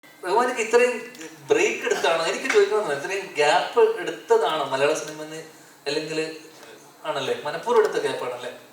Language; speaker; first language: Malayalam; native; Malayalam